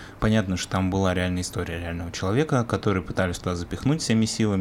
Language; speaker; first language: Russian; native; Russian